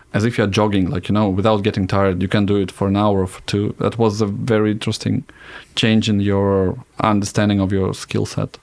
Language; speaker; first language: English; non-native, fluent; Russian